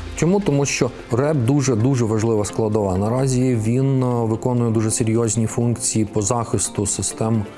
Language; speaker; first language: Ukrainian; native; Ukrainian